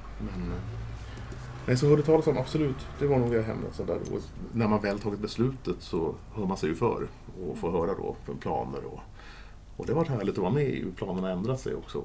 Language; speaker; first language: Swedish; native; Swedish